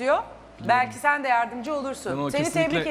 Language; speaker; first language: Turkish; native; Turkish